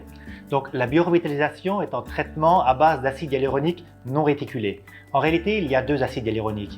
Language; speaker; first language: French; non-native, fluent; Italian